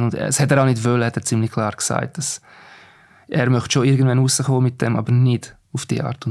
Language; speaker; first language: German; native; German